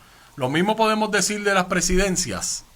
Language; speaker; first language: Spanish; native; Spanish